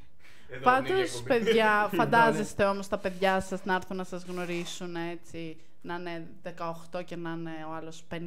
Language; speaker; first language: Greek; native; Greek